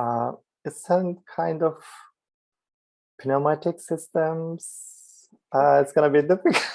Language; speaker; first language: English; non-native, fluent; Turkish